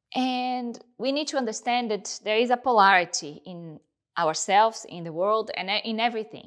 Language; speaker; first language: English; non-native, fluent; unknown